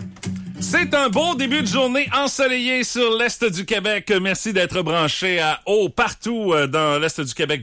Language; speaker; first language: French; native; French